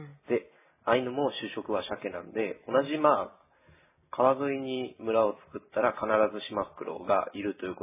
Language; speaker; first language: Japanese; native; Japanese